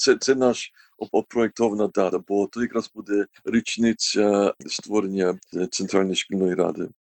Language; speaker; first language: Ukrainian; early bilingual, heritage; Ukrainian